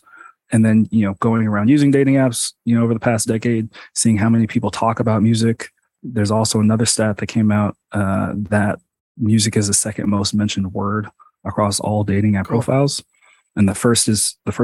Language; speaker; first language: English; native; English